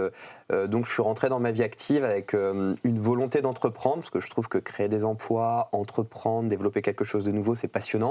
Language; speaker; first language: French; native; French